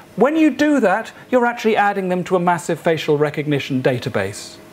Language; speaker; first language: English; native; English